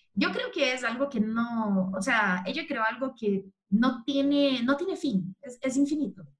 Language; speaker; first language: Spanish; non-native, fluent; Portuguese